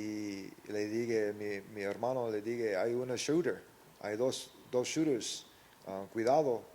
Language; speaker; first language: Spanish; early bilingual, heritage; English